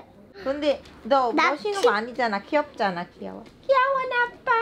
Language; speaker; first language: Korean; non-native, learner; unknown